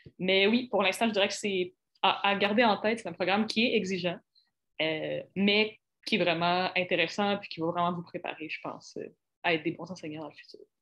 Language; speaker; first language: French; native; French